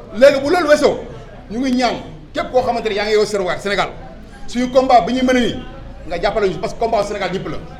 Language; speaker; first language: Wolof; non-native, local second language; Soninke